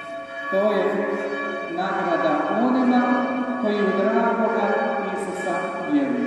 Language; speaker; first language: Serbian; native; Serbian